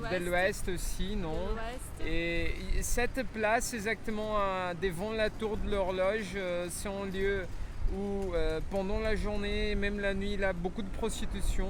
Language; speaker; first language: French; non-native, fluent; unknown